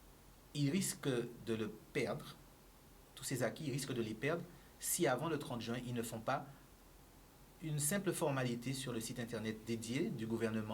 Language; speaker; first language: French; native; French